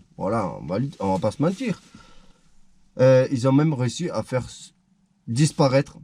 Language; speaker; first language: French; native; French